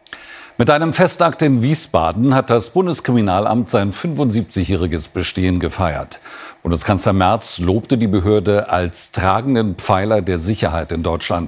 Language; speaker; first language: German; native; German